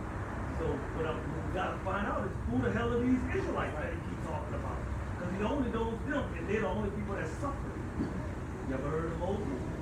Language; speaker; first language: English; native; English